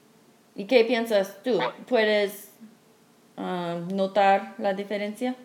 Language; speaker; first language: Spanish; non-native, learner; English